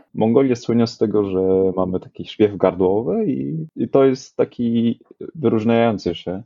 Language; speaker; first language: Polish; non-native, fluent; Mongolian